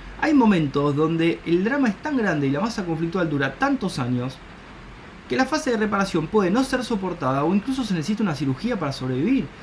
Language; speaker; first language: Spanish; native; Spanish